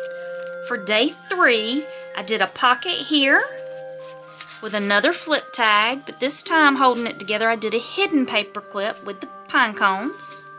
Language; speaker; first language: English; native; English